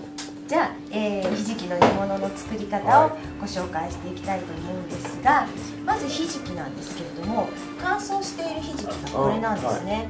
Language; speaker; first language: Japanese; native; Japanese